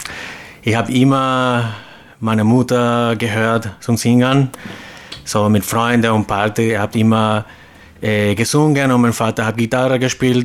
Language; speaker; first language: German; non-native, fluent; Spanish